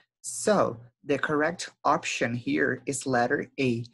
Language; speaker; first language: English; non-native, fluent; Portuguese